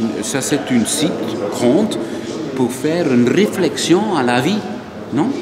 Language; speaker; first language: French; non-native, local second language; Dutch